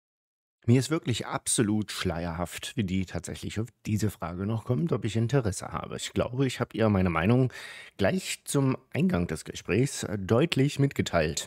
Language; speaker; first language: German; native; German